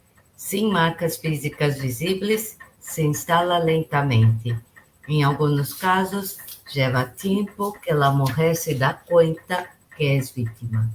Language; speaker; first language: Spanish; non-native, local second language; Portuguese